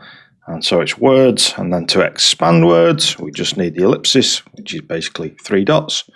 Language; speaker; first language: English; native; English